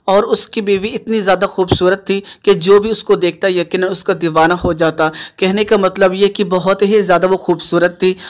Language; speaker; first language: Urdu; native; Urdu